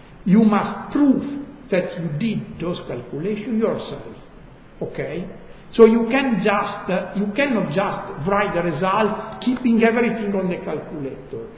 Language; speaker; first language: English; non-native, fluent; Italian